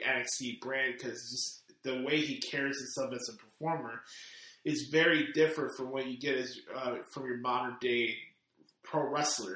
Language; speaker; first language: English; native; English